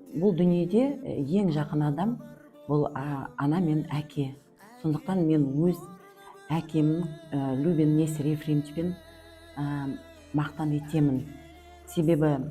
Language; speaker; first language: Kazakh; non-native, local second language; Russian